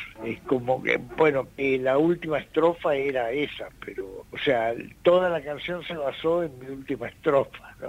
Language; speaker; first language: Spanish; native; Spanish